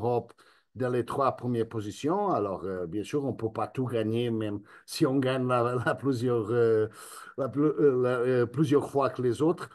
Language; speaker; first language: French; non-native, fluent; Spanish